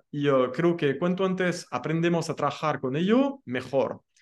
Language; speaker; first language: Spanish; non-native, fluent; French